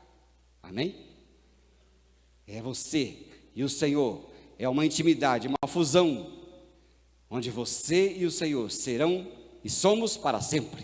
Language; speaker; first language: Portuguese; native; Portuguese